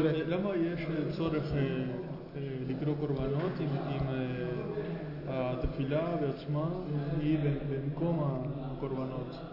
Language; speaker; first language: Hebrew; non-native, learner; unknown